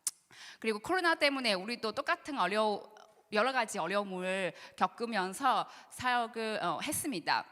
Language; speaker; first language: Korean; non-native, learner; Chinese